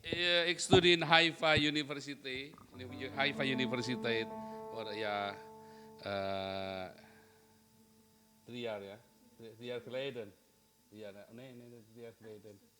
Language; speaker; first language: Dutch; non-native, learner; Indonesian